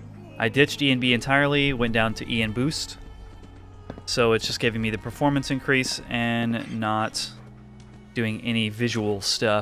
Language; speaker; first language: English; native; English